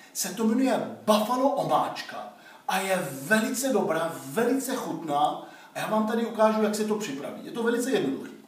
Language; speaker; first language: Czech; non-native, fluent; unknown